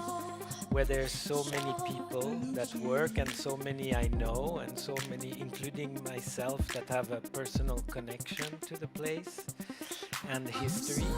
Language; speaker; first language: English; non-native, fluent; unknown